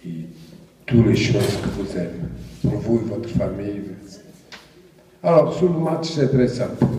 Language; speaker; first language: French; non-native, fluent; Portuguese